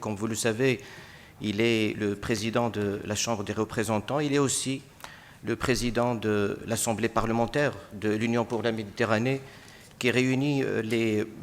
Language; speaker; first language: French; non-native, local second language; Arabic